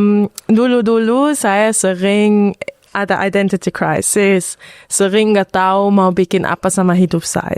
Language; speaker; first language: Indonesian; early bilingual, heritage; Indonesian